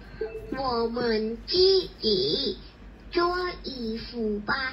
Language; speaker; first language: Chinese; non-native, learner; Thai